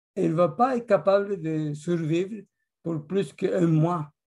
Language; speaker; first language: French; non-native, fluent; Spanish